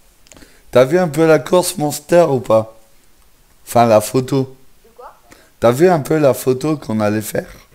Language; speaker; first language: French; native; French